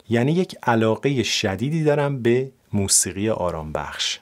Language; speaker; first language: Persian; native; Persian